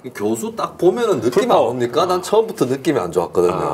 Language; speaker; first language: Korean; native; Korean